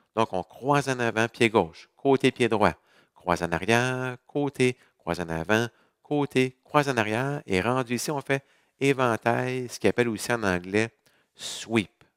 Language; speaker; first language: French; native; French